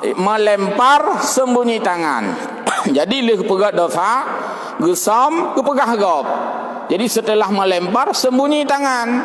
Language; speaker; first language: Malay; non-native, local second language; Achinese